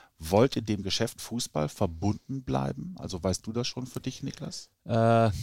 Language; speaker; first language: German; native; German